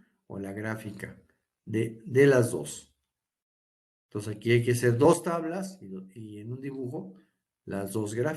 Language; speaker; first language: Spanish; native; Spanish